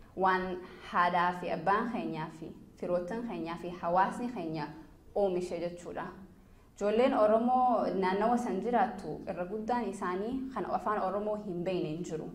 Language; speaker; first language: Oromo; early bilingual, heritage; Oromo